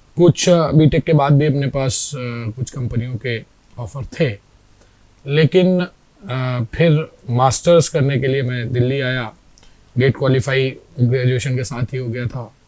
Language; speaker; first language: Hindi; native; Hindi